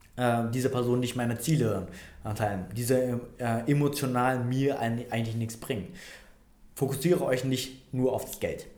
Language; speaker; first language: German; non-native, fluent; Vietnamese